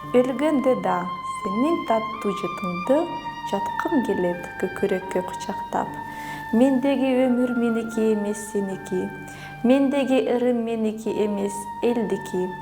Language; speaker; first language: Kyrgyz; early bilingual, other home language; Russian